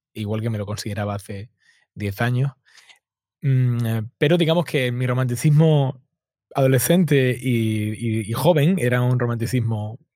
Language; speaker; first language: Spanish; native; Spanish